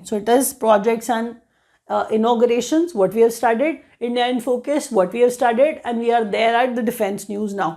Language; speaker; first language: English; non-native, local second language; Hindi